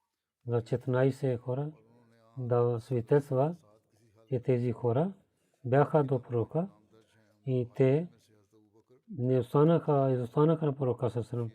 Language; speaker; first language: Bulgarian; non-native, learner; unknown